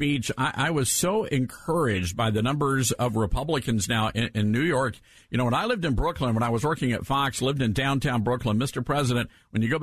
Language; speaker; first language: English; native; English